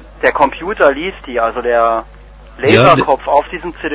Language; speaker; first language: German; native; German